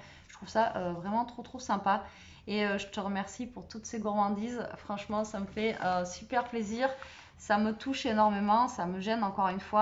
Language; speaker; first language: French; native; French